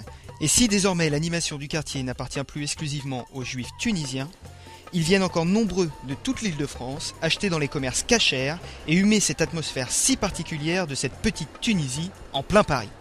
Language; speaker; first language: French; native; French